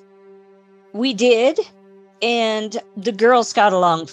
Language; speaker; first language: English; native; English